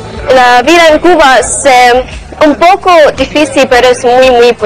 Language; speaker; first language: Spanish; non-native, learner; Arabic